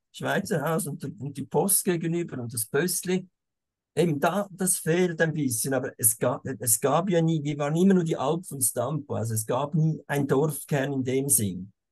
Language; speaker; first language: German; native; German